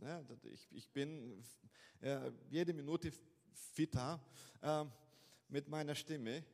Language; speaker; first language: German; non-native, fluent; Portuguese